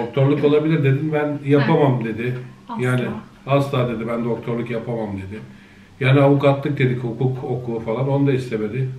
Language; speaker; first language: Turkish; native; Turkish